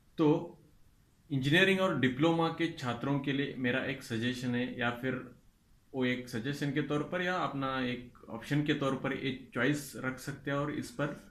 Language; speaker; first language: Hindi; non-native, local second language; Kannada